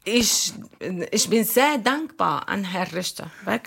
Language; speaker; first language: German; non-native, learner; Arabic